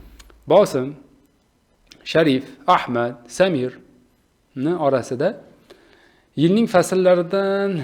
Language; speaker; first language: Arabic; non-native, fluent; Uzbek